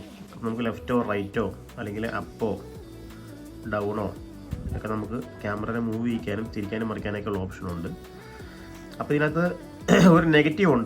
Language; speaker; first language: Malayalam; native; Malayalam